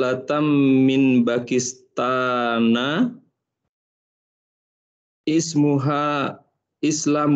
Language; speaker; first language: Arabic; non-native, learner; Indonesian